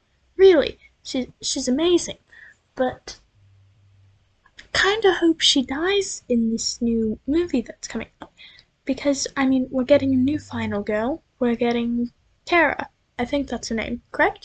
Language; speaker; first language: English; native; English